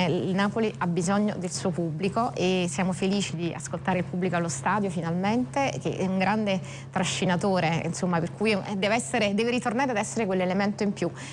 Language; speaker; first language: Italian; native; Italian